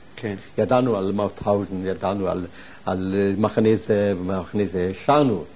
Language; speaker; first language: Hebrew; non-native, fluent; German